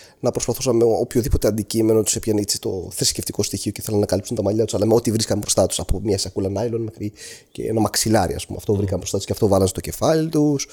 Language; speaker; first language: Greek; non-native, fluent; Arabic